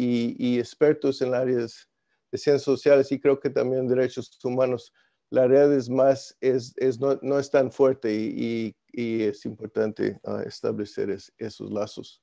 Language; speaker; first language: Spanish; non-native, fluent; English